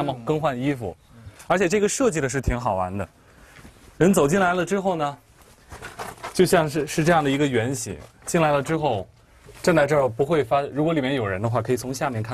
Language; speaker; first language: Chinese; native; Chinese